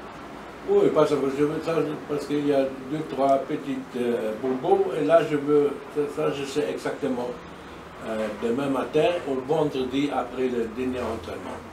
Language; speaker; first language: French; non-native, learner; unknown